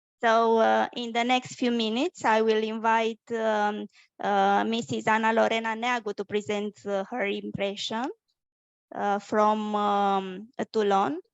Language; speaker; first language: English; non-native, fluent; Romanian